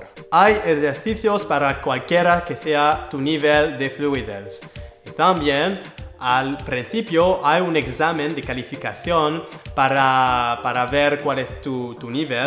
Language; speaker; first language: Spanish; non-native, learner; French